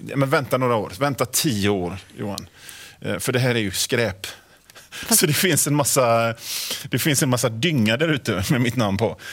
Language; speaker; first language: Swedish; native; Swedish